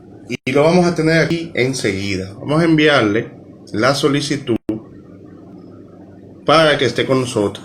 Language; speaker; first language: Spanish; native; Spanish